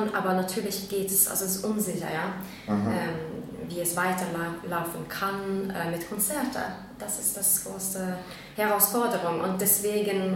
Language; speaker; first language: German; non-native, fluent; Norwegian